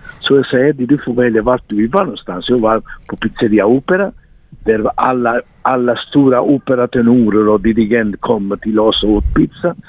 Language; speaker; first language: Swedish; non-native, fluent; Italian